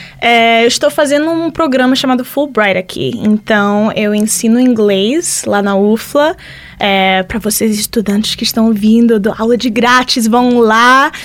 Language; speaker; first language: Portuguese; early bilingual, heritage; Portuguese